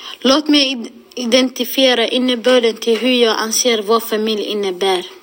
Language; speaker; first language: Swedish; non-native, local second language; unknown